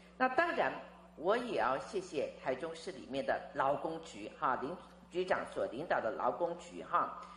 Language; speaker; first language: Chinese; native; Chinese